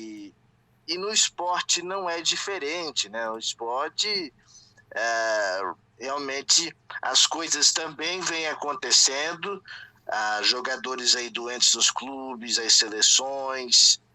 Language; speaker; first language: Portuguese; native; Portuguese